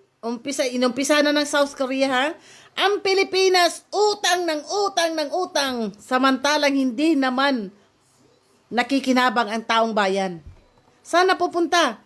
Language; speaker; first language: Filipino; native; Filipino